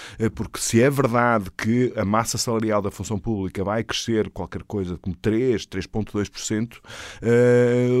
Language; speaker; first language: Portuguese; native; Portuguese